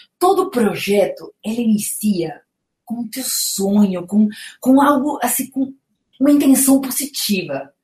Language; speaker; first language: Portuguese; non-native, fluent; Spanish